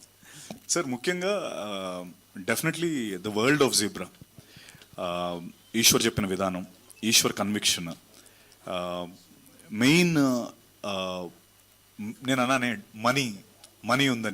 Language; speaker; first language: Telugu; native; Telugu